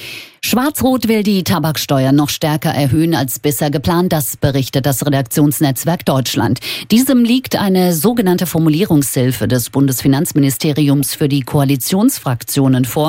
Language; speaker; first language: German; native; German